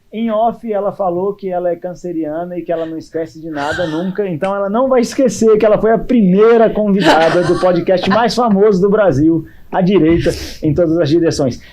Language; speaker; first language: Portuguese; native; Portuguese